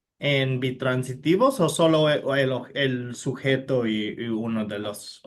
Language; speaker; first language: Spanish; non-native, fluent; English